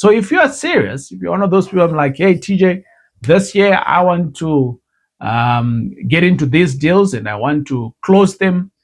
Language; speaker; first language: English; non-native, local second language; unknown